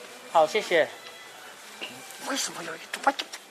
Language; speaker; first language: Chinese; early bilingual, heritage; Chinese